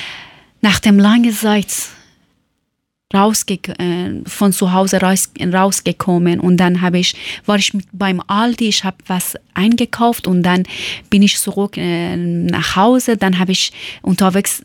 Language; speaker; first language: German; non-native, learner; Persian